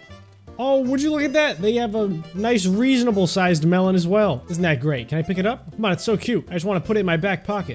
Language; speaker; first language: English; native; English